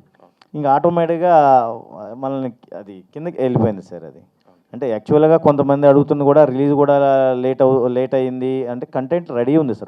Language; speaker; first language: Telugu; native; Telugu